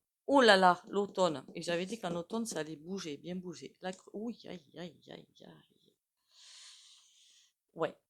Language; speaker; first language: French; native; French